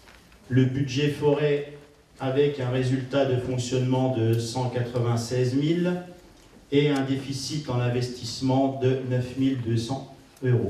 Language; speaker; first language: French; native; French